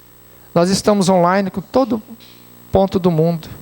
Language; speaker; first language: Portuguese; native; Portuguese